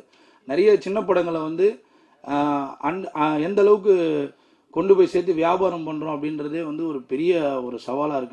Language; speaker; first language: Tamil; native; Tamil